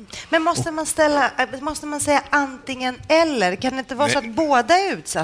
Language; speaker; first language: Swedish; native; Swedish